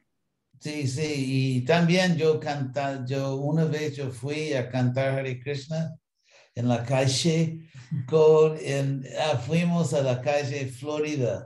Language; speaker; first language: Spanish; non-native, fluent; English